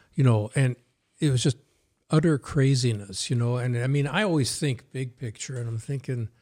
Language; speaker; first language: English; early bilingual, other home language; Norwegian